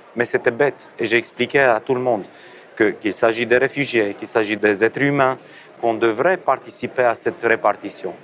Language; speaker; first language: French; non-native, fluent; Romanian